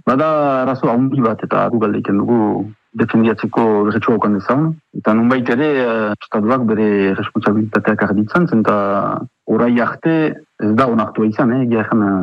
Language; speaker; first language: Basque; native; Basque